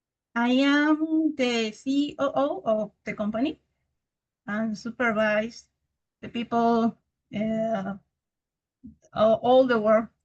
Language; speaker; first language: English; non-native, learner; Spanish